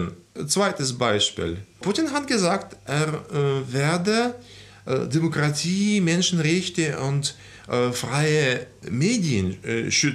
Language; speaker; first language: German; non-native, fluent; Russian